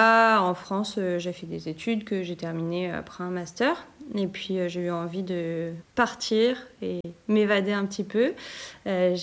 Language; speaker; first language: French; native; French